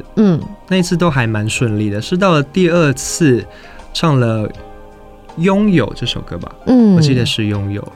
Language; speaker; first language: Chinese; native; Chinese